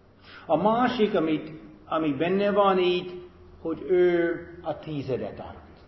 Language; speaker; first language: Hungarian; non-native, fluent; English